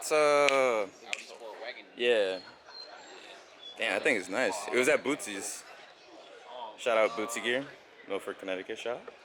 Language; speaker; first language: English; native; English